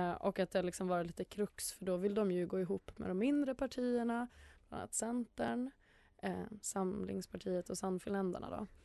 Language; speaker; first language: Swedish; native; Swedish